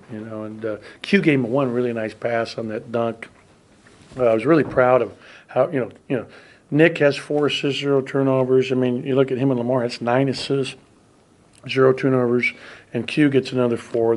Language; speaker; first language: English; native; English